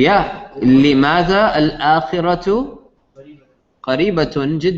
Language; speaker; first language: Arabic; non-native, fluent; English